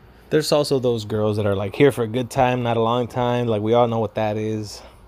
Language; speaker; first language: English; early bilingual, other home language; Spanish